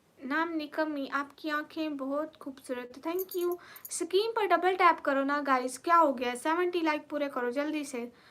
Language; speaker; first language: Urdu; non-native, local second language; Punjabi